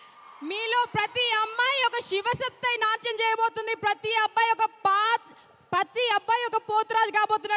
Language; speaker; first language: Telugu; native; Telugu